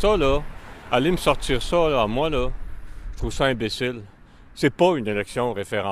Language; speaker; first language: French; native; French